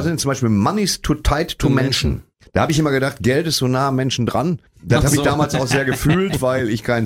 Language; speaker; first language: German; native; German